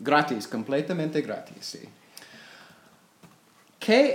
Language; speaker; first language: Spanish; non-native, learner; English